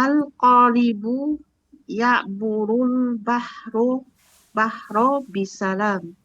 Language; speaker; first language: Arabic; non-native, learner; Indonesian